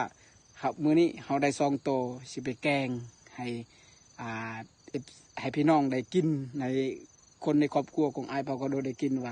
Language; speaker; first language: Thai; non-native, local second language; Northeastern Thai